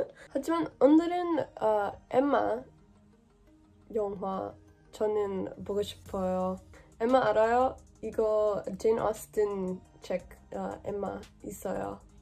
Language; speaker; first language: Korean; non-native, learner; English